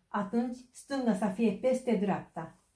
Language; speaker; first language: Romanian; non-native, fluent; Japanese